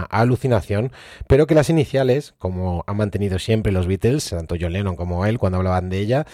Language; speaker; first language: Spanish; native; Spanish